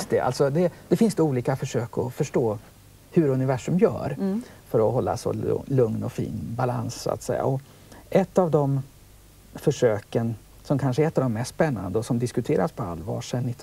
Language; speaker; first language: Swedish; native; Swedish